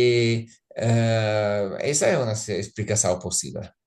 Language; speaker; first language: Spanish; non-native, learner; Italian